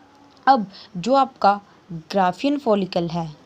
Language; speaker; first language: Hindi; native; Hindi